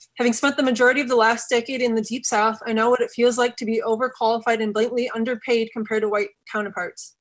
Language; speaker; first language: English; native; English